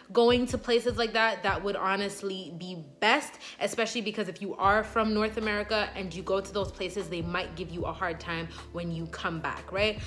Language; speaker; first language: English; native; English